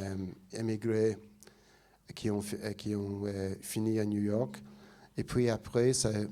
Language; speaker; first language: French; non-native, fluent; English